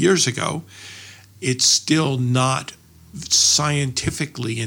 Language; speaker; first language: English; native; English